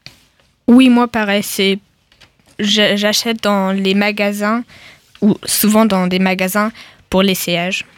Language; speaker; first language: French; non-native, fluent; German